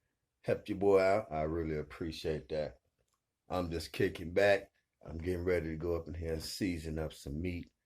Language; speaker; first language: English; native; English